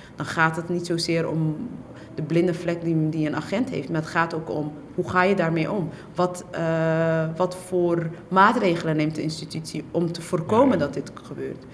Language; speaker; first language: Dutch; early bilingual, other home language; Somali